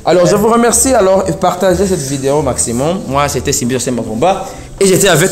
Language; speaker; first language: French; non-native, local second language; Rundi